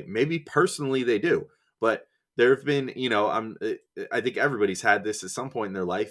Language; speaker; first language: English; native; English